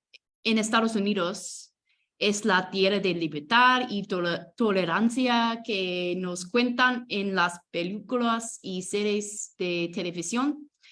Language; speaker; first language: Spanish; non-native, fluent; English